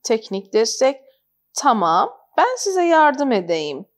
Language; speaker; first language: Turkish; non-native, fluent; Persian